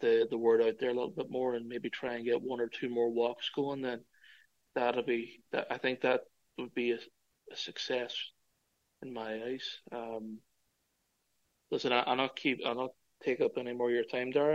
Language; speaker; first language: English; native; English